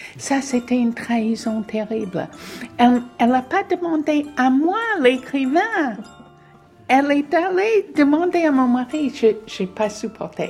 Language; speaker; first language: French; non-native, fluent; English